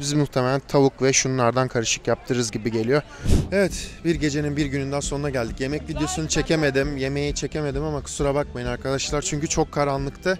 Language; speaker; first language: Turkish; native; Turkish